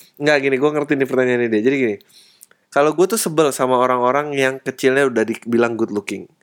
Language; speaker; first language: Indonesian; native; Indonesian